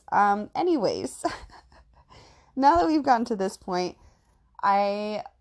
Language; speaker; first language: English; native; English